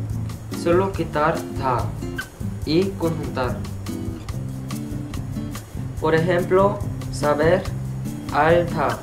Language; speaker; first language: Spanish; non-native, fluent; Korean